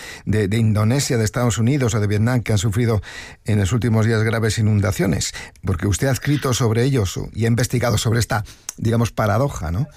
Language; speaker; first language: Spanish; native; Spanish